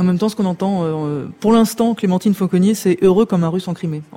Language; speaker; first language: French; native; French